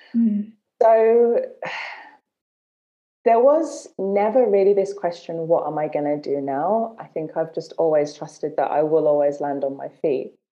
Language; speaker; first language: English; native; English